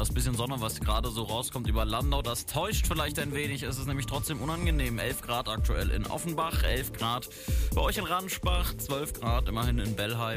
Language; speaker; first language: German; native; German